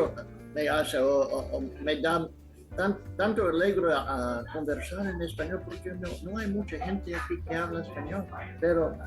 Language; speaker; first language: Spanish; non-native, fluent; English